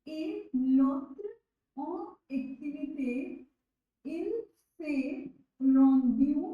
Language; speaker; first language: French; non-native, learner; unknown